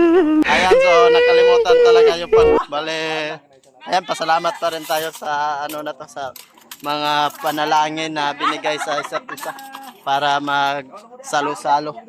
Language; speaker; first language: Filipino; non-native, local second language; Hiligaynon